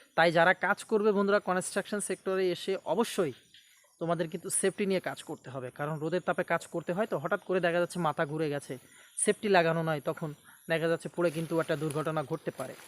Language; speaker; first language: Bangla; native; Bangla